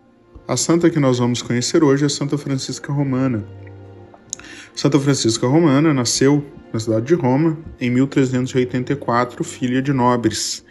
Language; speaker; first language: Portuguese; native; Portuguese